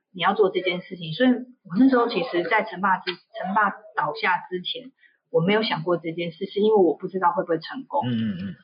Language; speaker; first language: Chinese; native; Chinese